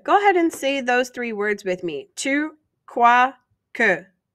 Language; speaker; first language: English; native; English